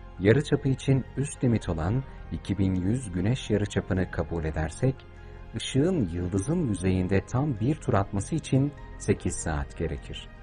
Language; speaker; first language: Turkish; native; Turkish